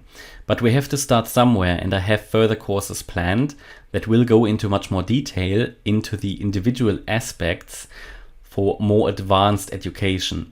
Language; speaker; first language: English; non-native, fluent; German